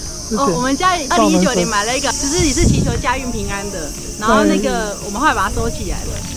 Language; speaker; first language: Chinese; native; Chinese